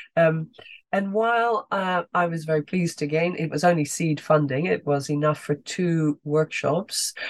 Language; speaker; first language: English; non-native, fluent; Dutch